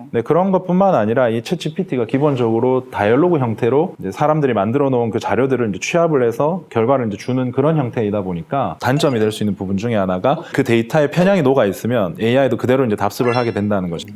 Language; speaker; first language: Korean; native; Korean